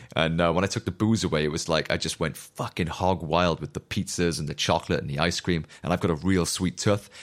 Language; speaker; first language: English; native; English